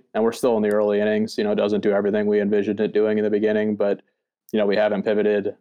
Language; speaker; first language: English; native; English